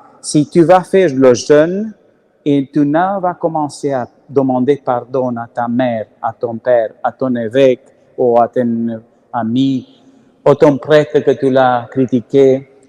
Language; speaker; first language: French; non-native, learner; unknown